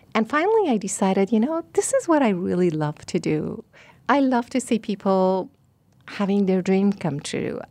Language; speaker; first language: English; non-native, fluent; Persian